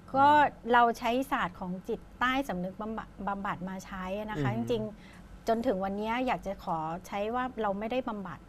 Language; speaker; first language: Thai; native; Thai